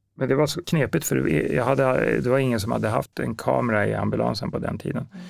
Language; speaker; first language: Swedish; native; Swedish